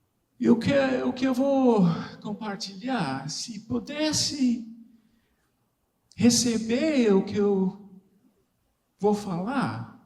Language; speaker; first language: Portuguese; non-native, fluent; English